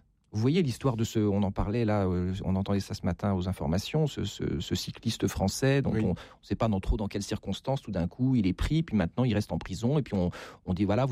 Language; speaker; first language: French; native; French